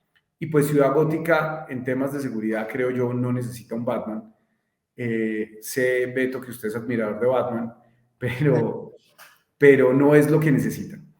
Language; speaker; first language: Spanish; native; Spanish